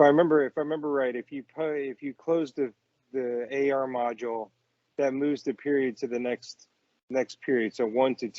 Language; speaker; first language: English; native; English